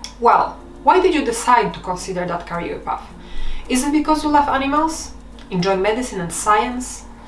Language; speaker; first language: English; non-native, fluent; Polish